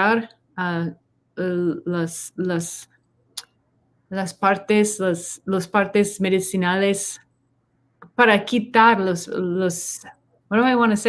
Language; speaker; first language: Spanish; non-native, learner; English